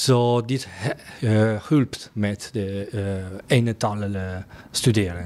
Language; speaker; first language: Dutch; non-native, learner; Italian